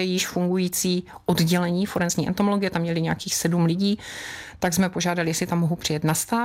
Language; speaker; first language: Czech; native; Czech